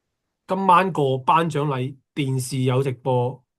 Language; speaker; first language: Chinese; native; Chinese